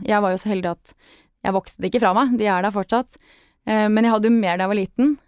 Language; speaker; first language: Norwegian; native; Norwegian